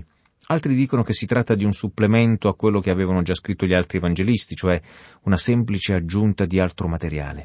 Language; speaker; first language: Italian; native; Italian